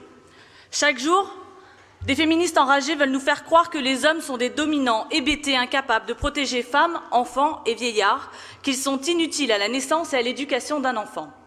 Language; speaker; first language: French; native; French